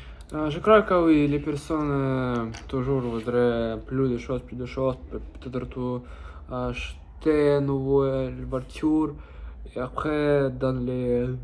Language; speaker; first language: French; non-native, learner; Russian